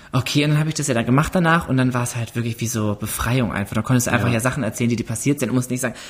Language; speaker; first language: German; native; German